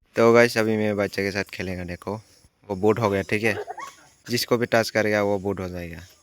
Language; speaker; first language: Hindi; non-native, local second language; Kok Borok